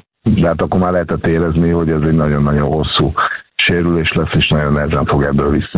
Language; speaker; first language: Hungarian; native; Hungarian